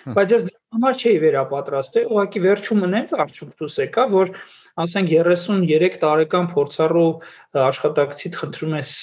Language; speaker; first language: Armenian; native; Armenian